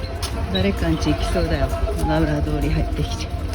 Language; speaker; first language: Japanese; native; Japanese